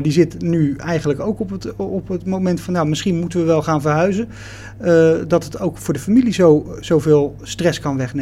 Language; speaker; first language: Dutch; native; Dutch